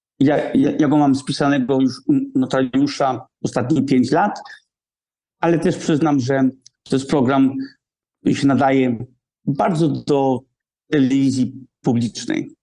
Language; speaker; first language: Polish; early bilingual, heritage; Polish